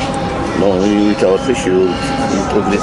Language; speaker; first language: English; non-native, learner; Arabic